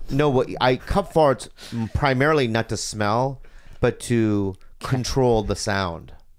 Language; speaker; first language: English; native; English